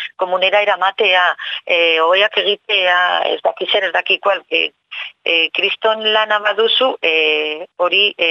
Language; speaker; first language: Spanish; native; Spanish